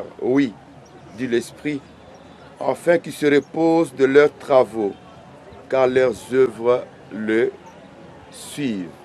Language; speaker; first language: French; non-native, local second language; Lingala